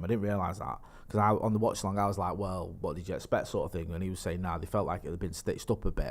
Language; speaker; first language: English; native; English